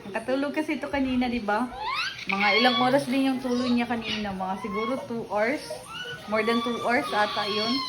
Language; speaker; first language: Filipino; non-native, local second language; Cebuano